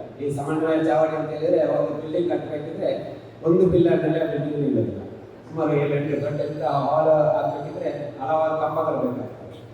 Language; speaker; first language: Kannada; non-native, local second language; Tulu